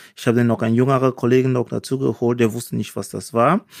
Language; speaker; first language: German; non-native, fluent; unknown